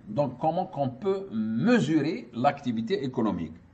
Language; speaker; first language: French; non-native, local second language; Arabic